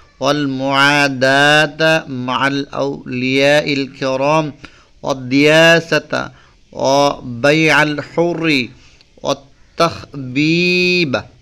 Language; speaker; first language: Arabic; non-native, fluent; Bangla